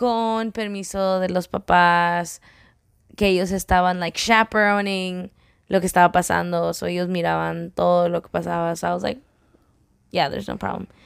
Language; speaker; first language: Spanish; early bilingual, heritage; Spanish